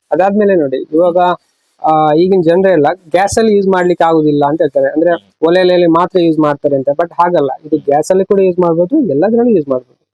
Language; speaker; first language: Kannada; native; Kannada